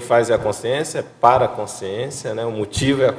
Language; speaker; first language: Portuguese; native; Portuguese